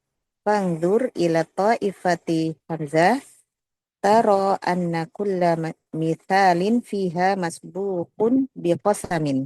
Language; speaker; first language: Arabic; non-native, learner; Indonesian